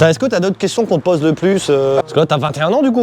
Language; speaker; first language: French; native; French